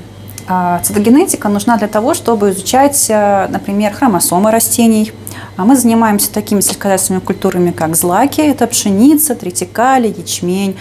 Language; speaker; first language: Russian; native; Russian